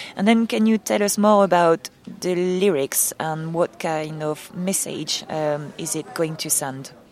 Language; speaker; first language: English; non-native, fluent; French